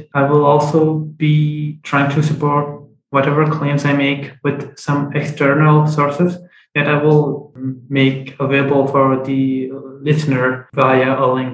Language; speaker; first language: English; non-native, fluent; Punjabi